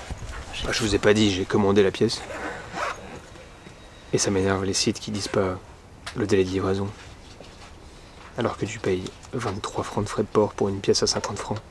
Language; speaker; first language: French; native; French